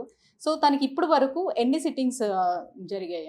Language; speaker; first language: Telugu; native; Telugu